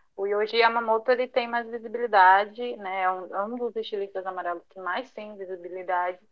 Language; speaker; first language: Portuguese; early bilingual, other home language; Japanese